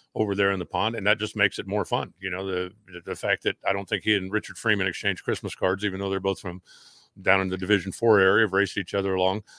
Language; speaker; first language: English; native; English